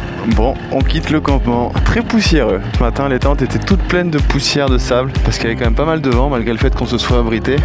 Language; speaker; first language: French; native; French